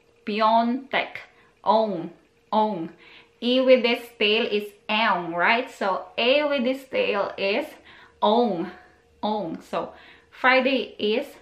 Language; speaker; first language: English; non-native, local second language; Filipino